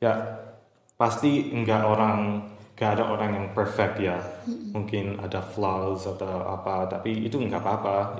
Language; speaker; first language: Indonesian; early bilingual, heritage; English